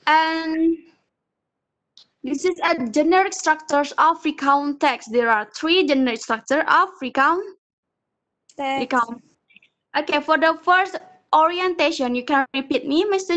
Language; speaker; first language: English; non-native, learner; Indonesian